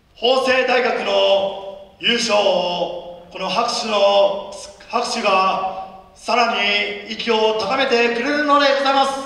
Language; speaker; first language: Japanese; native; Japanese